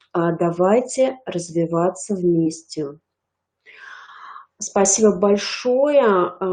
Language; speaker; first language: Russian; native; Russian